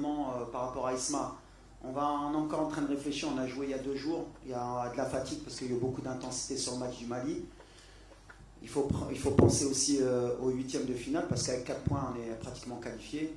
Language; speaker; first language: French; native; French